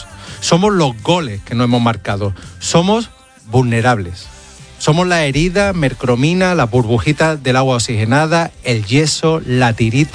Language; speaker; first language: Spanish; native; Spanish